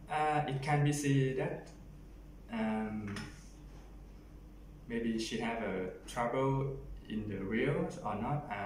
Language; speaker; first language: English; non-native, learner; Thai